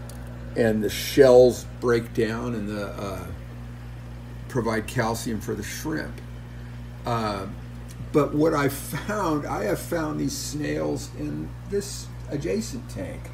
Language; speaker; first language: English; native; English